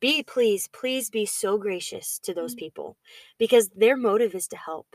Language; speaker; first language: English; native; English